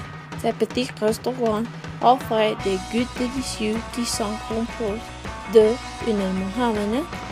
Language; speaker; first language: French; non-native, learner; Spanish